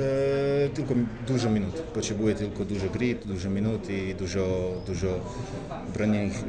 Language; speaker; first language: Polish; non-native, learner; Croatian